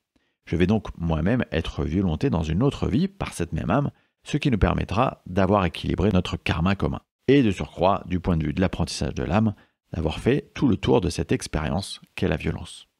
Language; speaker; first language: French; native; French